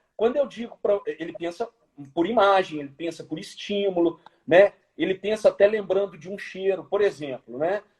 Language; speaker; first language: Portuguese; native; Portuguese